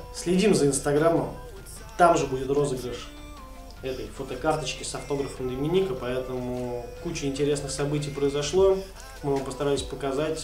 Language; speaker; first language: Russian; native; Russian